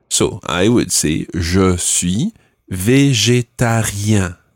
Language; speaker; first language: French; non-native, fluent; English